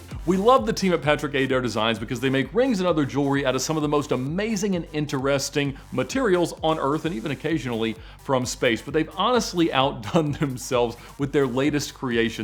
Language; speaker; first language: English; native; English